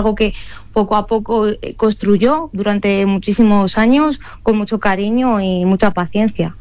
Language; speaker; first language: Spanish; native; Spanish